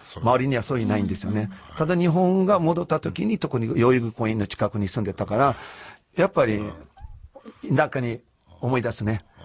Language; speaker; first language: Japanese; non-native, fluent; Portuguese